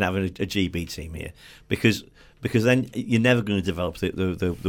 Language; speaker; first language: English; native; English